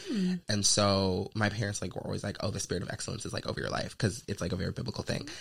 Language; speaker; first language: English; native; English